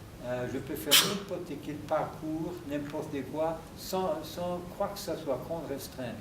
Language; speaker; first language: French; non-native, fluent; German